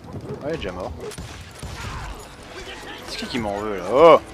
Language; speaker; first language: French; native; French